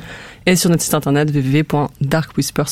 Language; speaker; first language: French; native; French